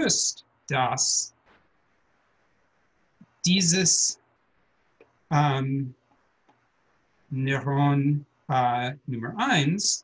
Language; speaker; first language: German; non-native, learner; English